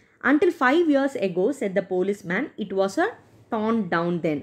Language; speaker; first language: English; non-native, local second language; Tamil